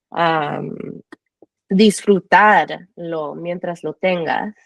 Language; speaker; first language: Spanish; early bilingual, heritage; English